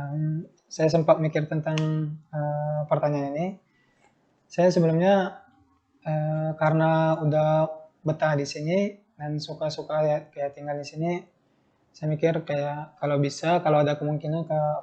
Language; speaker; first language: Indonesian; non-native, fluent; Turkmen